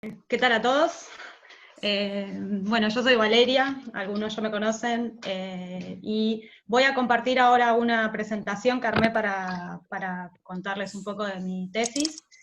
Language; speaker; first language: Spanish; native; Spanish